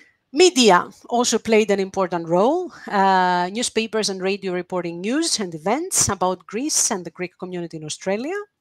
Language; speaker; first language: English; non-native, fluent; Greek